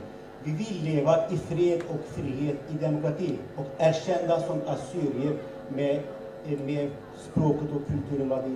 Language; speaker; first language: Swedish; early bilingual, other home language; Assyrian Neo-Aramaic